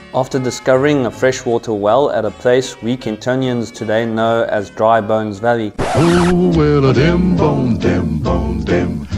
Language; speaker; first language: English; native; English